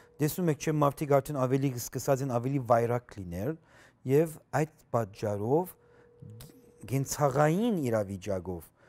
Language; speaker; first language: Armenian; native; Armenian